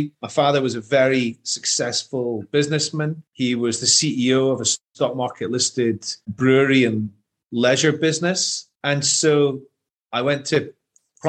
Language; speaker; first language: English; native; English